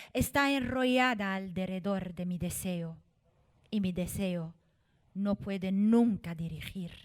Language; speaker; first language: Spanish; non-native, fluent; Arabic